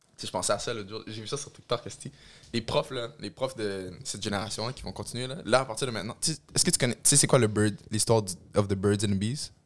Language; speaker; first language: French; early bilingual, other home language; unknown